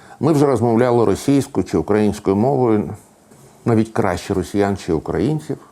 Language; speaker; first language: Ukrainian; non-native, local second language; Russian